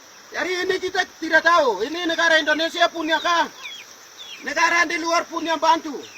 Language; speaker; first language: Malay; non-native, local second language; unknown